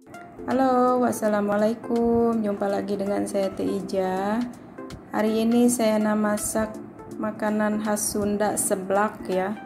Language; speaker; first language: Indonesian; non-native, local second language; Sundanese